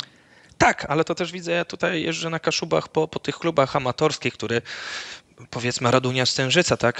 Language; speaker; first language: Polish; early bilingual, other home language; Dutch